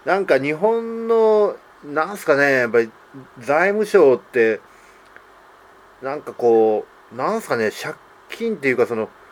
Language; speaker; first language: Japanese; native; Japanese